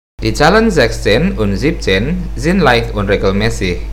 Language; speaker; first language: German; non-native, fluent; Indonesian